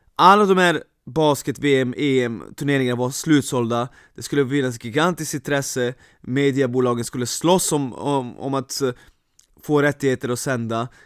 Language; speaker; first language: Swedish; non-native, fluent; Serbian